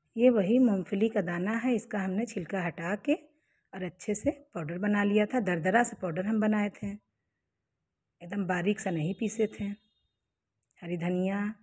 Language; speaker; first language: Hindi; native; Hindi